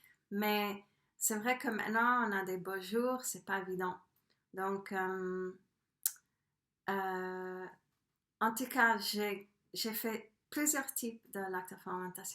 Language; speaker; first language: French; non-native, fluent; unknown